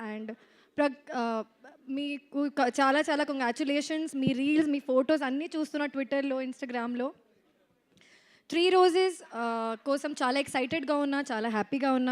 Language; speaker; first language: Telugu; non-native, fluent; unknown